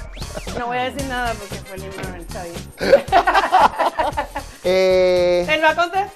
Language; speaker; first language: Spanish; native; Spanish